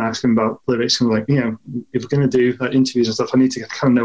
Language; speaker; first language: English; native; English